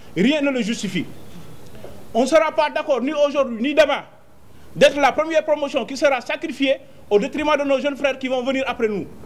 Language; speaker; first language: French; non-native, local second language; Wolof